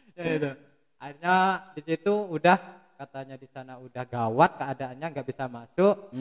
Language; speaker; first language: Indonesian; non-native, local second language; Madurese